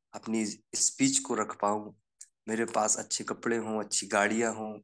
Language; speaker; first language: Hindi; native; Hindi